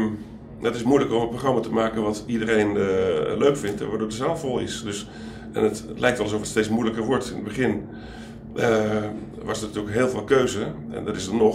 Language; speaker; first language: Dutch; native; Dutch